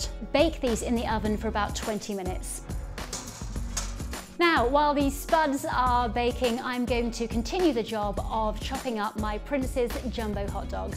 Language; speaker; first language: English; native; English